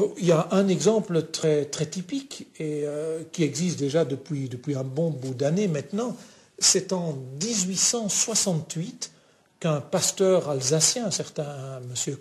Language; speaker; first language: French; non-native, local second language; Dutch